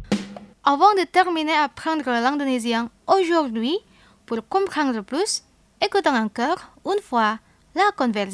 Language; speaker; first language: French; non-native, fluent; Indonesian